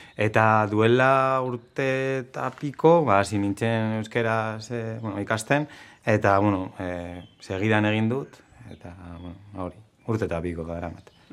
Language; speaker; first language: Basque; non-native, local second language; Spanish